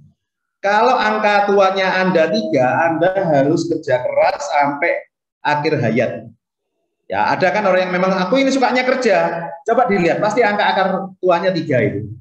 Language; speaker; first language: Indonesian; native; Indonesian